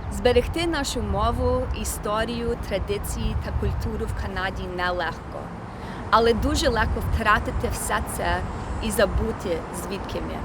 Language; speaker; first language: Ukrainian; early bilingual, heritage; Ukrainian